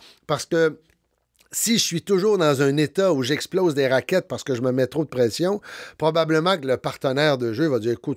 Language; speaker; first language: French; native; French